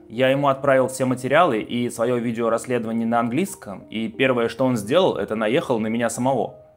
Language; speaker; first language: Russian; native; Russian